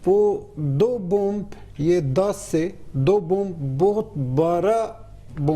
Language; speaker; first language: Hindi; non-native, learner; Turkish